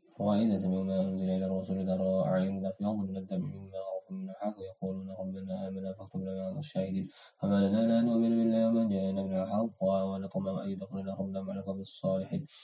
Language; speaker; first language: Arabic; non-native, learner; Indonesian